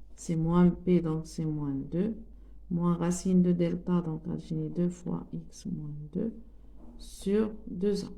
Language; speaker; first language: French; non-native, local second language; Arabic